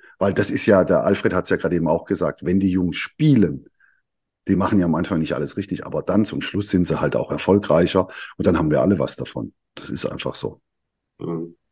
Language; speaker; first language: German; native; German